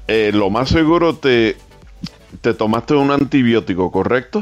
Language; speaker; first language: Spanish; early bilingual, heritage; Spanish